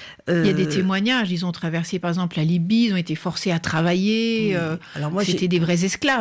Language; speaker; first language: French; native; French